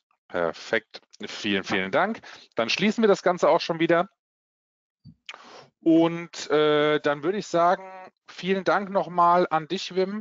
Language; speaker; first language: German; native; German